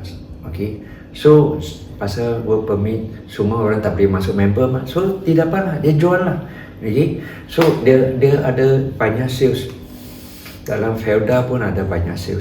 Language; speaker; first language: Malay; non-native, local second language; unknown